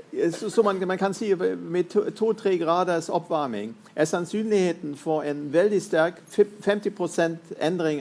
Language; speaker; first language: Norwegian; non-native, fluent; German